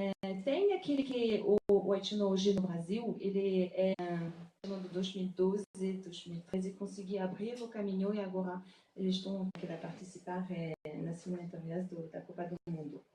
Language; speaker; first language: Portuguese; non-native, fluent; French